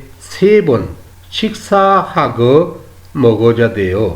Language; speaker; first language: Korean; non-native, fluent; Urdu